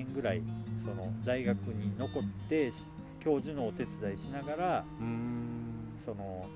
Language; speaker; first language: Japanese; native; Japanese